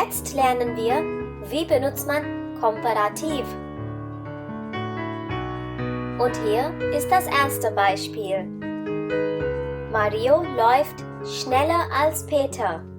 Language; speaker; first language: German; non-native, fluent; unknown